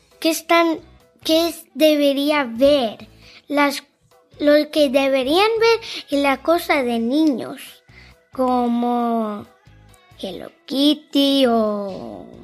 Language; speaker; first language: Spanish; early bilingual, heritage; Spanish